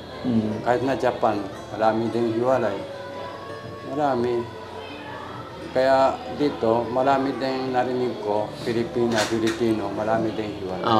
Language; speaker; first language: Filipino; non-native, learner; Japanese